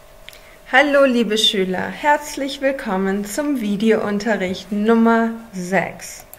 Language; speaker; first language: German; non-native, fluent; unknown